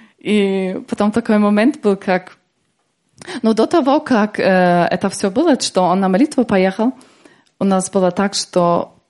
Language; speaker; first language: Russian; early bilingual, heritage; Russian